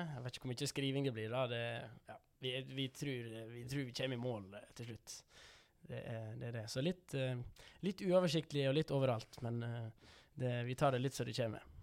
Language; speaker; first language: Norwegian; early bilingual, other home language; Dutch